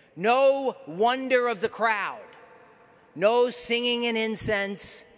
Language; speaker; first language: English; native; English